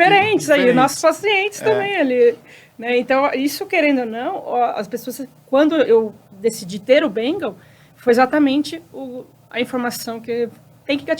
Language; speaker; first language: Portuguese; native; Portuguese